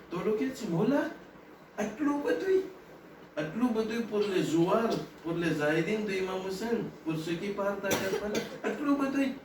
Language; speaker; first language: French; non-native, local second language; Gujarati